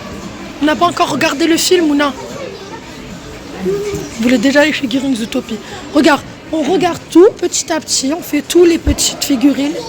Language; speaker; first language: French; native; French